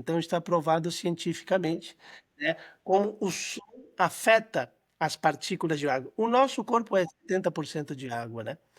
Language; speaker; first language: Portuguese; non-native, fluent; Spanish